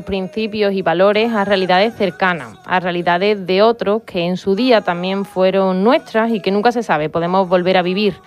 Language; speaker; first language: Spanish; native; Spanish